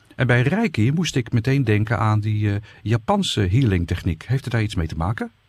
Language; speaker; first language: Dutch; native; Dutch